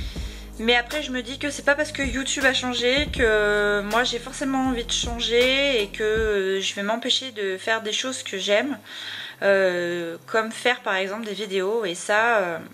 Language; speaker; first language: French; native; French